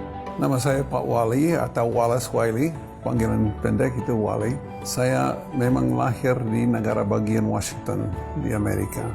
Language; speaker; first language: Indonesian; non-native, fluent; English